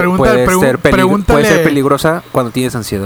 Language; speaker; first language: Spanish; native; Spanish